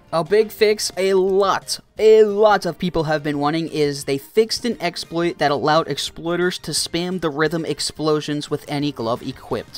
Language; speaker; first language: English; native; English